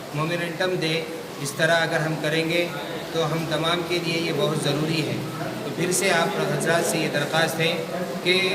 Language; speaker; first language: Urdu; native; Urdu